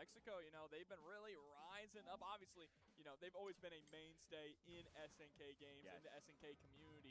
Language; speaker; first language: English; native; English